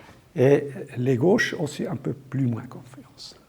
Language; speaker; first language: French; non-native, local second language; German